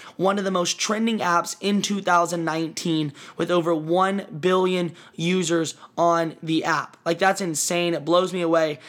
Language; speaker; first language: English; native; English